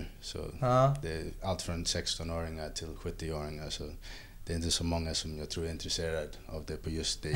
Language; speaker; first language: Swedish; non-native, fluent; English